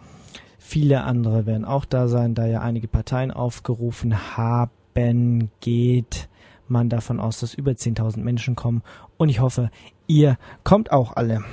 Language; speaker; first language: German; native; German